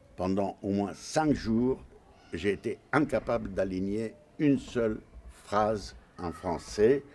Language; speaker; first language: French; non-native, fluent; Romanian